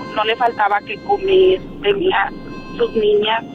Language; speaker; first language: Spanish; native; Spanish